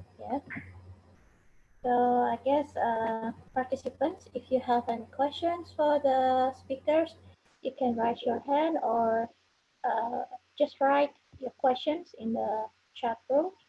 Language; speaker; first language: English; non-native, fluent; Indonesian